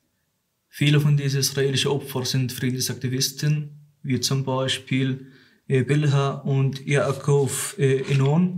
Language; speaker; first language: German; non-native, fluent; Arabic